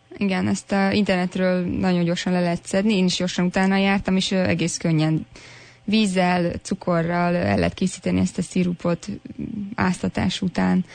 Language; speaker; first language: Hungarian; native; Hungarian